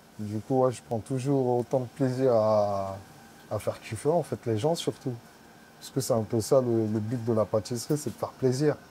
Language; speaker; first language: French; native; French